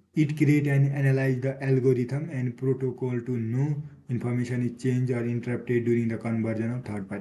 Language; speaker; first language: English; non-native, local second language; Nepali